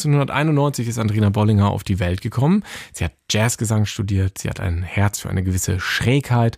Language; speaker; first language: German; native; German